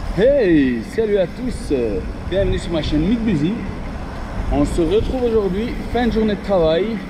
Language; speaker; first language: French; native; French